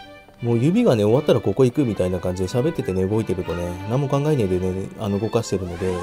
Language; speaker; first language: Japanese; native; Japanese